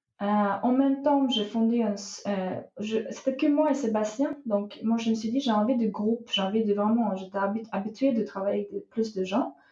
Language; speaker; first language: French; non-native, fluent; Russian